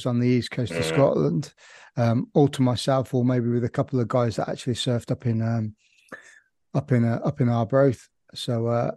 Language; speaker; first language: English; native; English